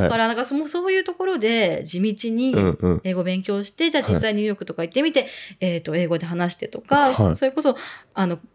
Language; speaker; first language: Japanese; native; Japanese